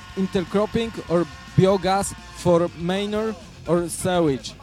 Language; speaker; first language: English; non-native, fluent; Polish